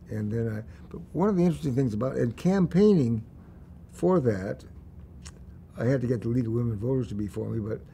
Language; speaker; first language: English; native; English